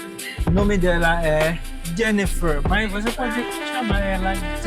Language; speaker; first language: Portuguese; non-native, learner; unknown